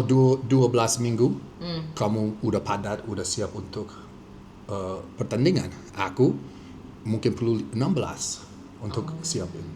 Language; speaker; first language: Indonesian; non-native, fluent; English